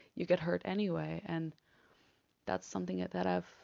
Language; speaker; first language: English; non-native, fluent; Spanish